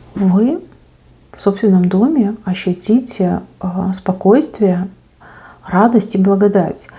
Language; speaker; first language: Russian; native; Russian